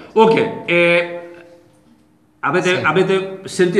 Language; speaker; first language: Italian; non-native, learner; Bangla